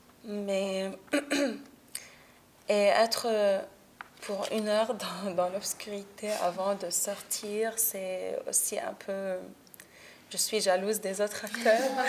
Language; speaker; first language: French; non-native, local second language; Arabic